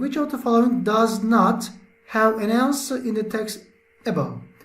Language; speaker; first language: English; non-native, fluent; Turkish